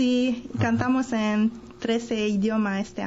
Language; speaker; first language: Spanish; non-native, learner; French